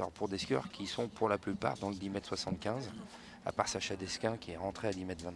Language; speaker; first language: French; native; French